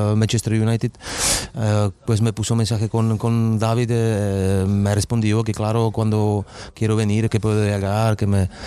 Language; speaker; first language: Spanish; non-native, fluent; Czech